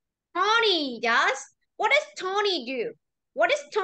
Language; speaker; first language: English; non-native, learner; Vietnamese